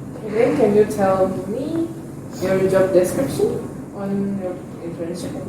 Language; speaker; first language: English; non-native, learner; Indonesian